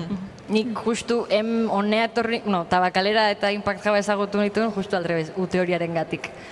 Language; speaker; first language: Basque; native; Basque